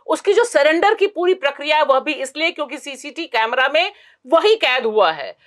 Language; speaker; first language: Hindi; native; Hindi